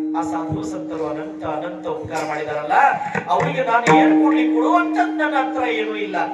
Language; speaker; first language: Kannada; non-native, local second language; Marathi